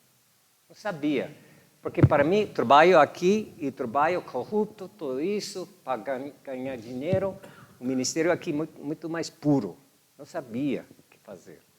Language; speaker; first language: Portuguese; non-native, fluent; English